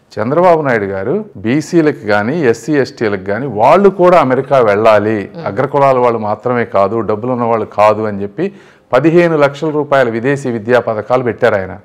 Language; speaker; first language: Telugu; native; Telugu